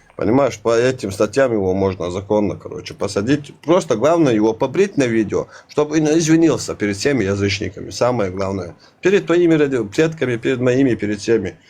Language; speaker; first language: Russian; non-native, local second language; Chechen